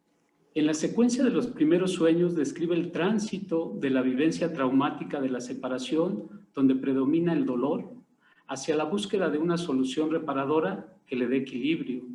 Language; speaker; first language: Spanish; native; Spanish